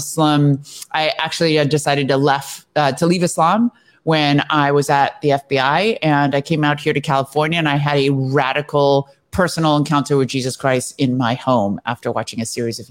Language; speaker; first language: English; native; English